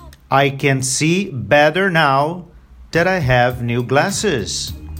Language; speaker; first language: English; non-native, fluent; Portuguese